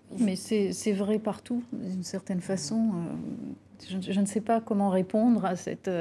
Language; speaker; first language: French; non-native, local second language; Arabic